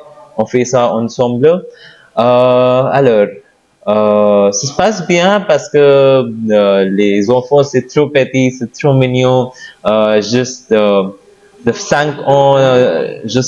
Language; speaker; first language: French; non-native, learner; Hindi